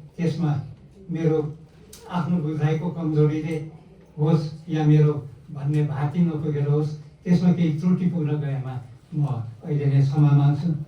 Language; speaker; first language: Nepali; native; Nepali